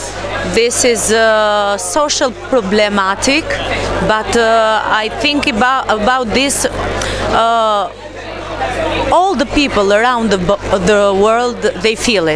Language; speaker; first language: English; non-native, learner; Albanian